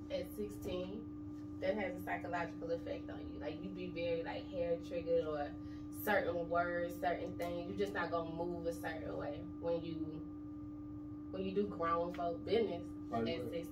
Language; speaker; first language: English; native; English